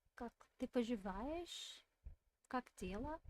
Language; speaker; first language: Russian; non-native, learner; English